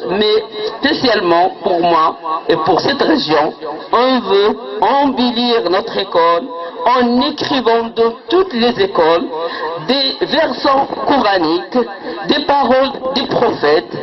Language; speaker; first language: French; non-native, local second language; Arabic